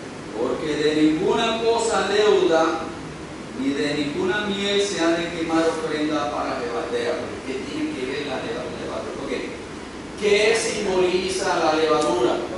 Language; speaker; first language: Spanish; native; Spanish